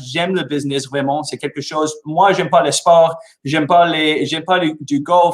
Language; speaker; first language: French; non-native, local second language; English